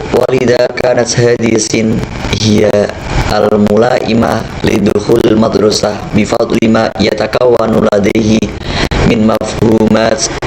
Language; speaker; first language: Arabic; non-native, learner; Indonesian